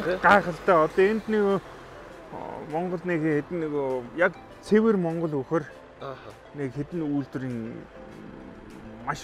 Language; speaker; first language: Mongolian; non-native, fluent; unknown